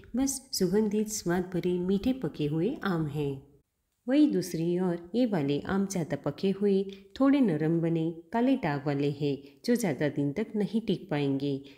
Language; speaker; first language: Hindi; non-native, local second language; Marathi